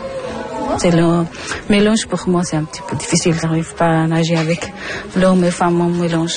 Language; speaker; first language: French; non-native, learner; Persian